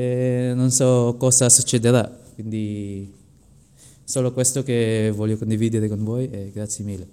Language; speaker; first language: Italian; non-native, fluent; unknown